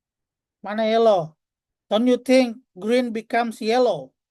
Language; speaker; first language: English; non-native, fluent; Indonesian